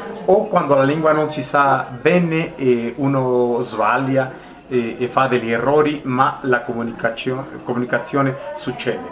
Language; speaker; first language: Italian; non-native, fluent; Spanish